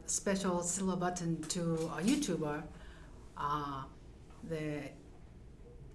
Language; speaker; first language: English; non-native, fluent; Korean